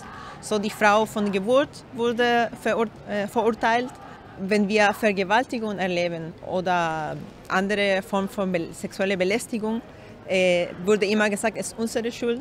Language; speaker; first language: German; non-native, learner; Spanish